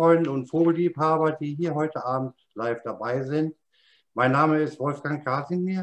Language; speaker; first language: German; native; German